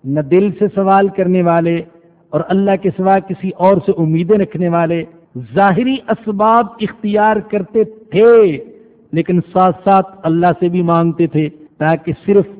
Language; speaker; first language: Urdu; non-native, local second language; Punjabi